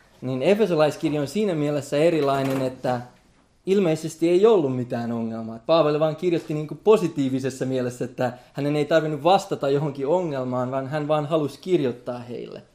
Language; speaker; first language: Finnish; non-native, local second language; Swedish